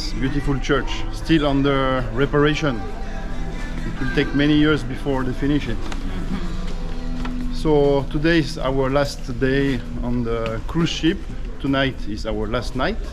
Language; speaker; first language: English; non-native, learner; French